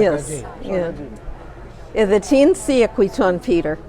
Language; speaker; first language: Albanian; early bilingual, heritage; Albanian